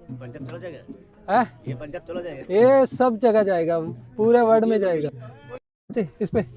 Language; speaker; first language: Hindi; non-native, local second language; Punjabi